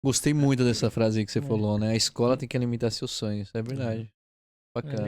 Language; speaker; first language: Portuguese; native; Portuguese